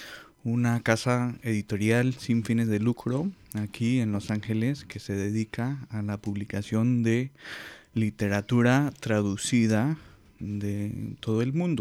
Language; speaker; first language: Spanish; non-native, fluent; English